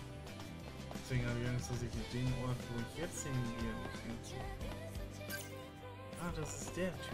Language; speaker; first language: German; native; German